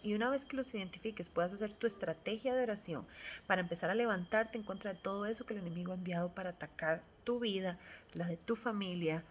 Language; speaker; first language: Spanish; native; Spanish